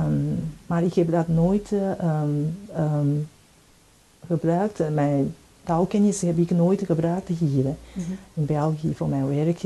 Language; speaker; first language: Dutch; non-native, fluent; Chinese